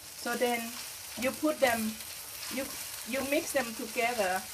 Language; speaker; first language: English; non-native, learner; Thai